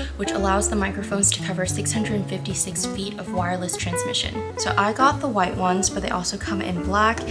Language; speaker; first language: English; early bilingual, other home language; Chinese